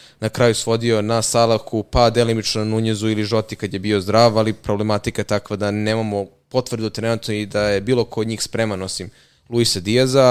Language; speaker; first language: Serbian; native; Serbian